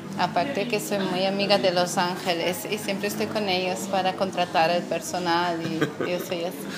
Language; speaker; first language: Spanish; non-native, fluent; Portuguese